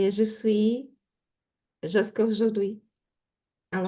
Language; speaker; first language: French; non-native, learner; Portuguese